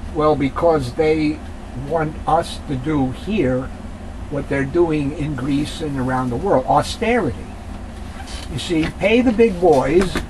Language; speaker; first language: English; native; English